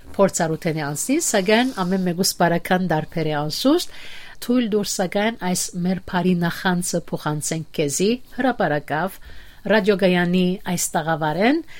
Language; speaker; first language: Armenian; early bilingual, heritage; Armenian